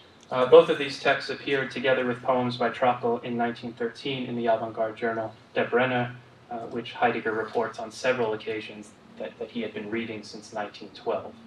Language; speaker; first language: English; native; English